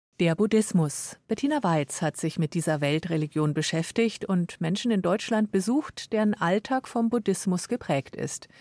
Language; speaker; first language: German; native; German